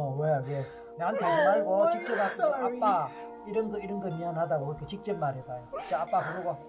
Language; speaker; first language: Korean; native; Korean